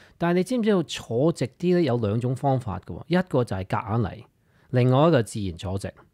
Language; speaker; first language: Cantonese; early bilingual, heritage; English